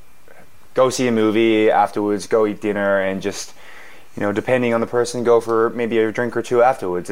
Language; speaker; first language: English; native; English